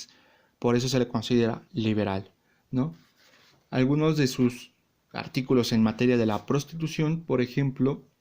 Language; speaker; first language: Spanish; native; Spanish